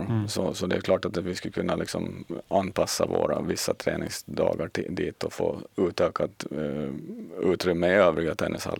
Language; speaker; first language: Swedish; native; Swedish